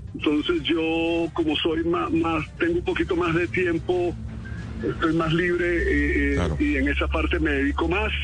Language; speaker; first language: Spanish; native; Spanish